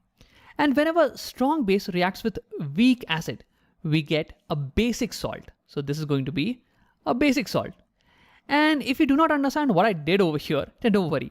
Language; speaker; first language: English; non-native, local second language; Hindi